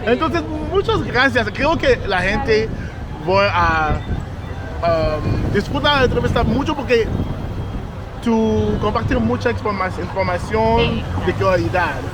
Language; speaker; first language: Spanish; non-native, learner; English